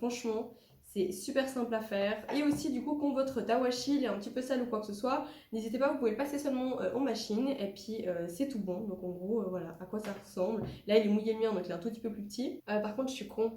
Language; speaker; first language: French; native; French